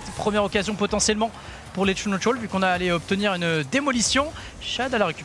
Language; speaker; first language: French; native; French